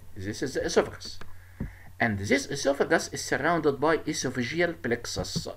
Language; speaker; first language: English; non-native, fluent; Arabic